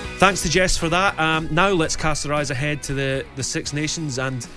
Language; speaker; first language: English; native; English